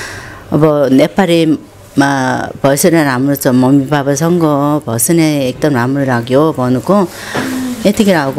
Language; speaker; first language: Nepali; non-native, learner; Korean